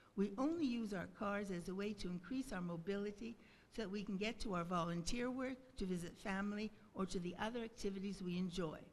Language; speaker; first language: French; native; French